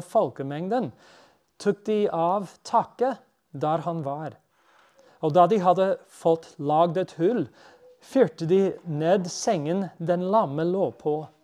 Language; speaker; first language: Norwegian; non-native, fluent; English